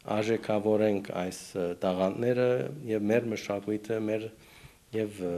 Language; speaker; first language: Armenian; early bilingual, heritage; Armenian